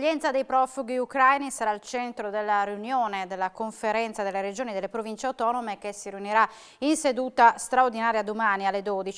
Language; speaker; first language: Italian; native; Italian